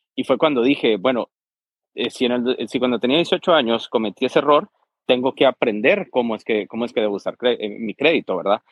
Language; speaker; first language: Spanish; native; Spanish